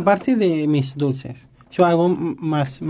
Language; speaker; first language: Spanish; non-native, learner; Arabic